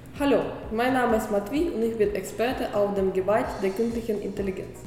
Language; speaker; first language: German; non-native, learner; Spanish